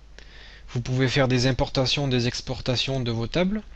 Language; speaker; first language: French; native; French